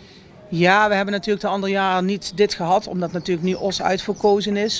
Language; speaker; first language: Dutch; native; Dutch